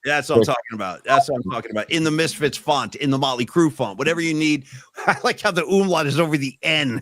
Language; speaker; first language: English; native; English